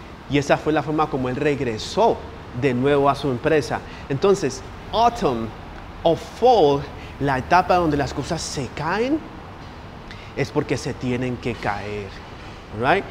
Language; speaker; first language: Spanish; native; Spanish